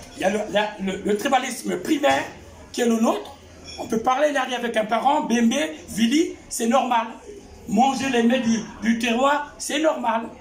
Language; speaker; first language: French; non-native, local second language; Kongo